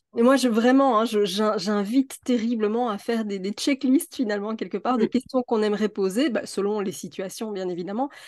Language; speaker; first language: French; native; French